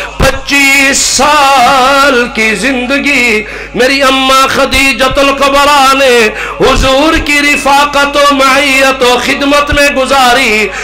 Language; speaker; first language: Urdu; non-native, local second language; Saraiki